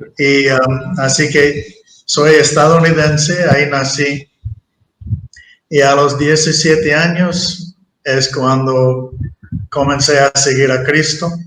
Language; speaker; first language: Spanish; non-native, fluent; English